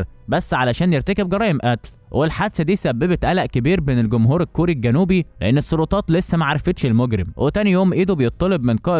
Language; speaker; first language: Arabic; native; Arabic